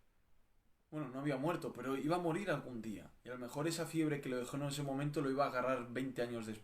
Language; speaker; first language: Spanish; native; Spanish